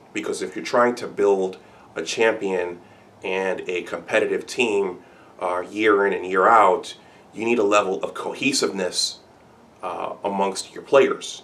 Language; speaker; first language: English; native; English